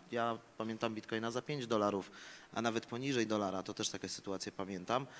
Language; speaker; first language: Polish; native; Polish